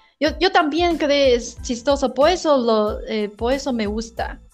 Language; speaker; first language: Spanish; non-native, learner; Chinese